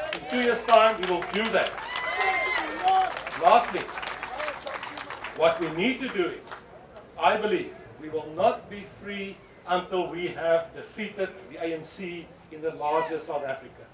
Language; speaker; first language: English; non-native, local second language; Afrikaans